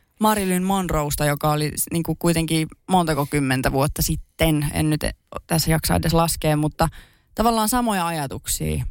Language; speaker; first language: Finnish; native; Finnish